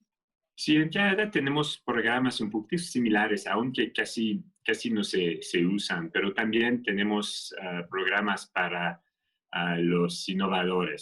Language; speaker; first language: Spanish; non-native, fluent; French